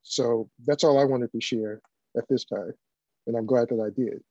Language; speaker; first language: English; native; English